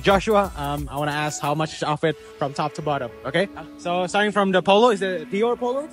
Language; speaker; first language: English; non-native, fluent; Indonesian